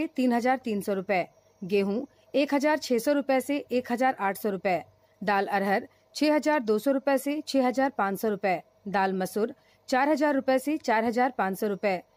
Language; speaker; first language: Hindi; native; Hindi